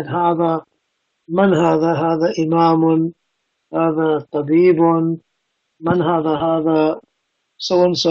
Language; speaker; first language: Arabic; non-native, fluent; English